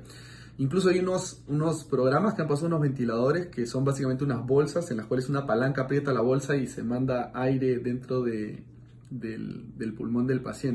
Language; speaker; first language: Spanish; native; Spanish